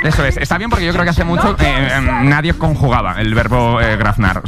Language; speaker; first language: Spanish; native; Spanish